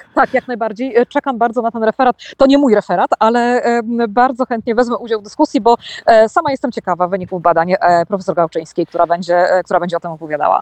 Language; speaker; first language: Polish; native; Polish